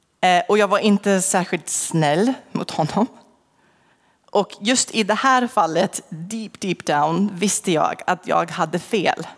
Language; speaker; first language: Swedish; non-native, fluent; English